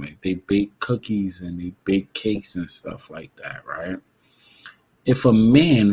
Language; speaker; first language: English; native; English